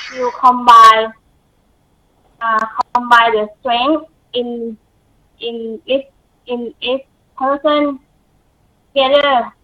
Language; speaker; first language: English; non-native, learner; Thai